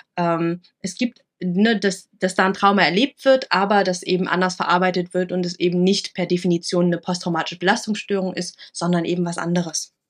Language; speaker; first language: German; early bilingual, other home language; Vietnamese